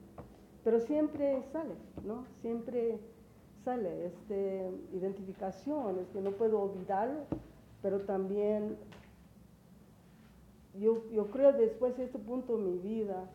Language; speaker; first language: Spanish; early bilingual, heritage; English